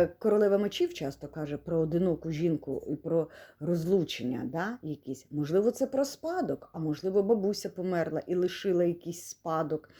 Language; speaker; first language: Ukrainian; non-native, local second language; Russian